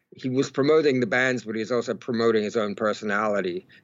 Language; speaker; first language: English; native; English